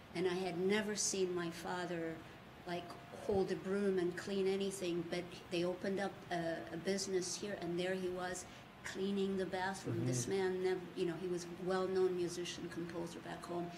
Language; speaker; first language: English; early bilingual, other home language; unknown